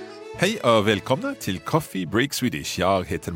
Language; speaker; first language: Swedish; non-native, learner; English